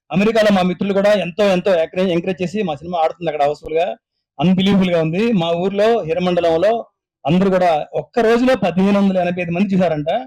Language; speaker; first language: Telugu; native; Telugu